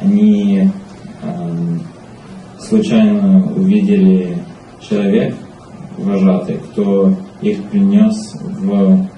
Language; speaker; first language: Russian; early bilingual, heritage; Russian